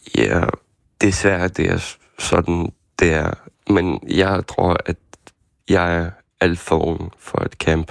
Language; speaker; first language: Danish; non-native, fluent; Ukrainian